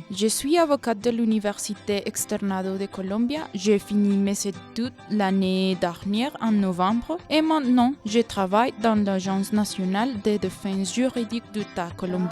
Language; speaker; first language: French; non-native, learner; Spanish